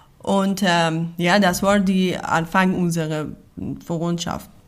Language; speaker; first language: German; non-native, learner; Persian